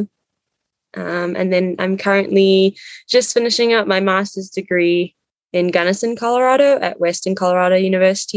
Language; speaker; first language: English; native; English